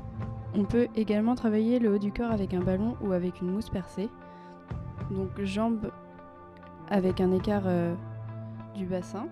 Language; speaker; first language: French; native; French